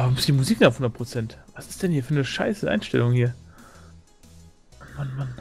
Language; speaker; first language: German; native; German